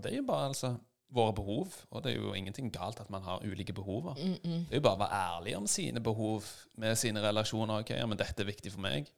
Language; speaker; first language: Norwegian; native; Norwegian